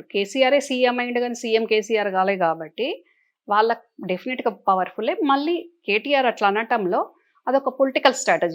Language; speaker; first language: Telugu; native; Telugu